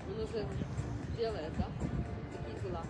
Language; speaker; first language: Russian; non-native, fluent; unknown